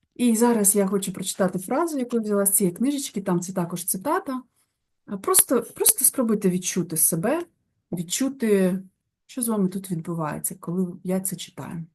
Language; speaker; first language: Ukrainian; non-native, local second language; Russian